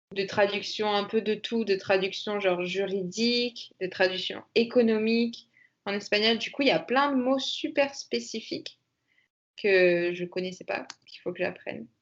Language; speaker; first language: French; native; French